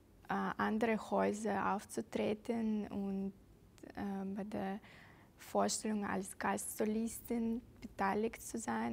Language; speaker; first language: German; non-native, fluent; Russian